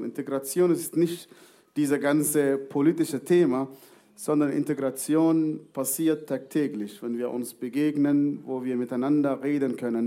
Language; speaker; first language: German; non-native, fluent; Arabic